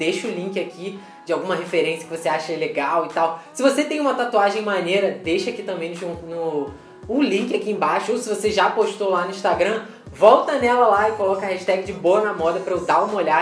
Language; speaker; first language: Portuguese; native; Portuguese